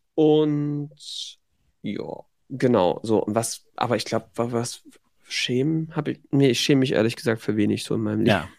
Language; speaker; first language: German; native; German